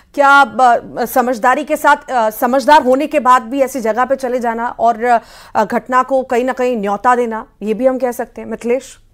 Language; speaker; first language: Hindi; native; Hindi